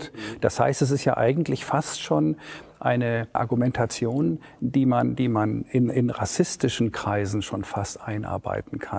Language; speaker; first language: German; native; German